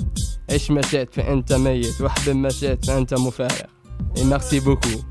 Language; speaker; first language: French; non-native, learner; Arabic